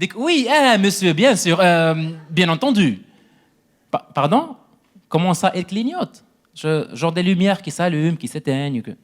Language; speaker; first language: French; non-native, local second language; Arabic